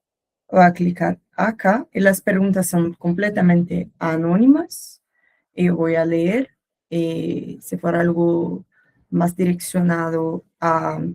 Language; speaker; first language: Spanish; non-native, learner; Portuguese